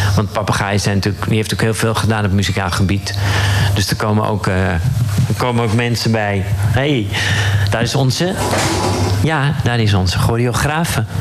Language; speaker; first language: Dutch; native; Dutch